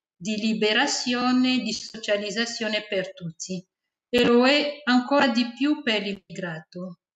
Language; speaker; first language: Italian; non-native, fluent; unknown